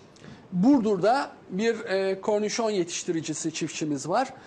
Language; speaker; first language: Turkish; native; Turkish